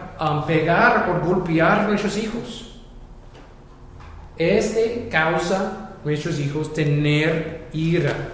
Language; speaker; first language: Spanish; non-native, fluent; English